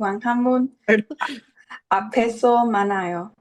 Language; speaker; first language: Korean; non-native, learner; English